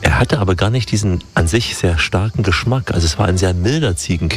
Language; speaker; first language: German; native; German